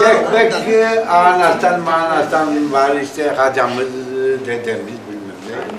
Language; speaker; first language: Turkish; early bilingual, heritage; Turkish